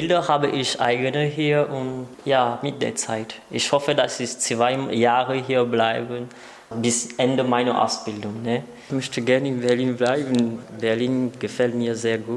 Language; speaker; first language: German; non-native, learner; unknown